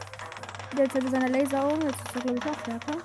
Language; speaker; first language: German; native; German